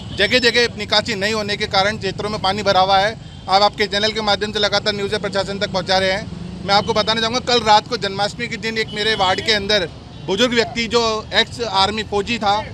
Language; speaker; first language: Hindi; native; Hindi